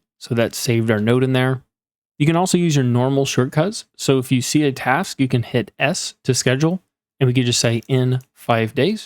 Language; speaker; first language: English; native; English